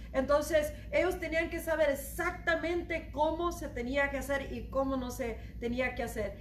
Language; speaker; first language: Spanish; early bilingual, heritage; Spanish